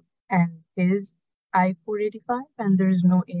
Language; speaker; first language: English; non-native, local second language; Nepali